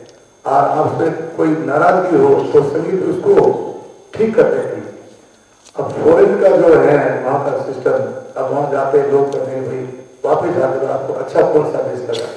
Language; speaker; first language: Hindi; native; Hindi